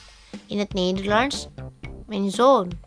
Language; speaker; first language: Dutch; non-native, fluent; Indonesian